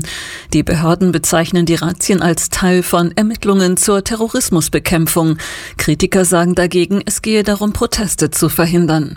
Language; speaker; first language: German; native; German